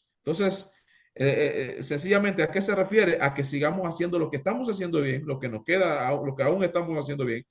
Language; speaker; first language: Spanish; native; Spanish